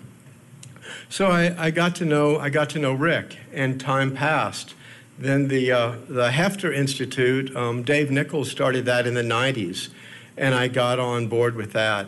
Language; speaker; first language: English; native; English